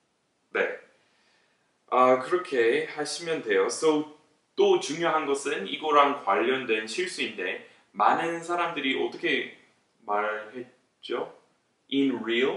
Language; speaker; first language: Korean; non-native, fluent; English